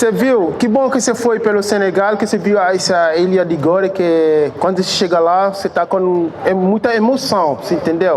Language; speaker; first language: Portuguese; non-native, fluent; Wolof